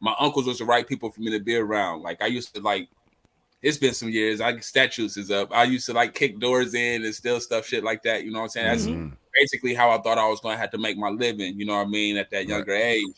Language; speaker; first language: English; native; English